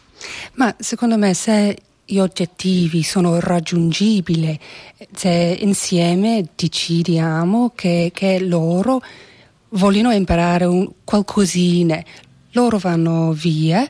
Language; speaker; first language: Italian; non-native, fluent; English